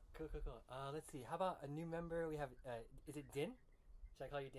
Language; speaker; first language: English; early bilingual, other home language; Chinese